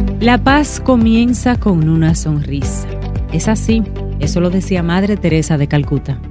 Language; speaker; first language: Spanish; native; Spanish